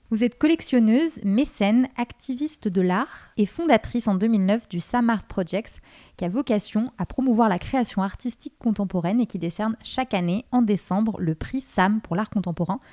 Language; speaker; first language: French; native; French